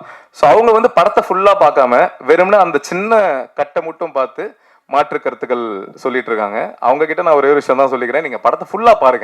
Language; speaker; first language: Tamil; native; Tamil